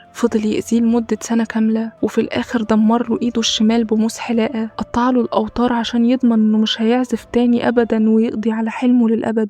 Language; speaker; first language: Arabic; native; Arabic